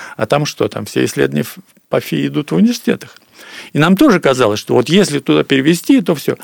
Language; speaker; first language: Russian; native; Russian